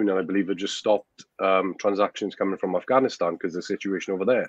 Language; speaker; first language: English; native; English